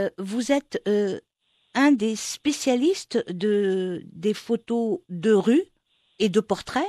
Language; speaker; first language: French; non-native, local second language; Arabic